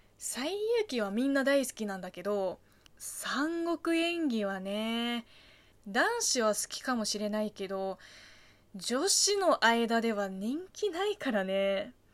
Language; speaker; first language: Japanese; non-native, fluent; Chinese